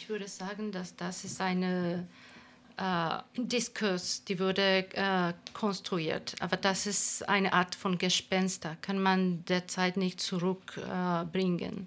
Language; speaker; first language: German; non-native, fluent; Spanish